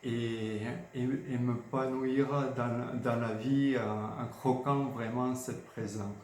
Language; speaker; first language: French; non-native, fluent; Georgian